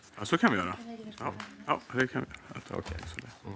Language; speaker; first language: Swedish; native; Swedish